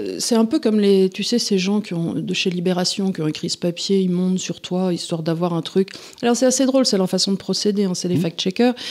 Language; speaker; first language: French; native; French